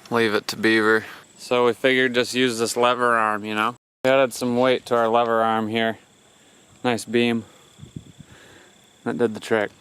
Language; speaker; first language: English; native; English